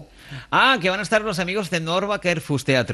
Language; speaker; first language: Spanish; native; Spanish